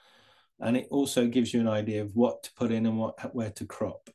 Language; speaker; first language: English; native; English